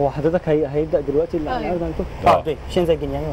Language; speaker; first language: Chinese; non-native, fluent; Arabic